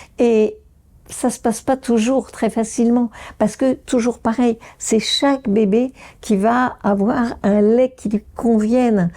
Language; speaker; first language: French; native; French